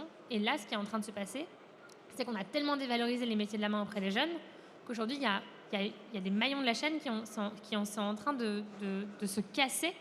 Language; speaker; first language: French; native; French